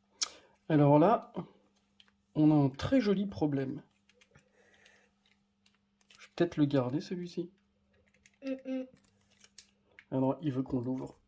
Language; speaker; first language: French; native; French